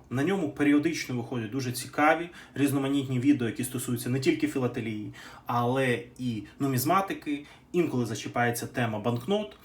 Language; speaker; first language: Ukrainian; native; Ukrainian